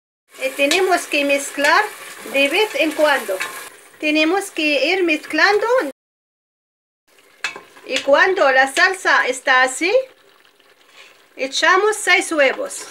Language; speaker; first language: Spanish; non-native, fluent; Arabic